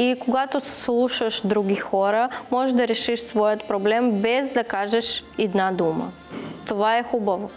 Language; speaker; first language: Bulgarian; non-native, learner; Russian